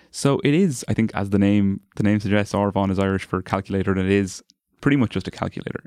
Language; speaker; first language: English; native; English